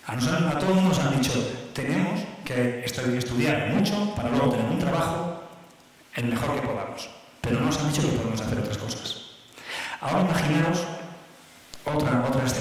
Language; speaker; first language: Spanish; native; Spanish